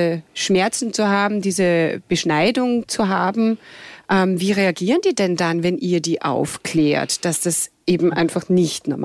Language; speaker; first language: German; native; German